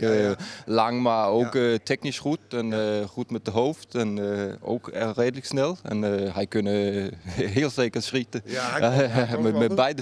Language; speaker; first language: Dutch; non-native, fluent; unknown